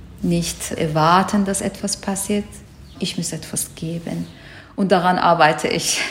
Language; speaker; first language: German; non-native, learner; Persian